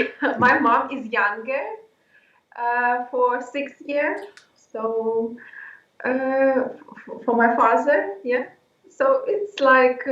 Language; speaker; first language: English; non-native, learner; Ukrainian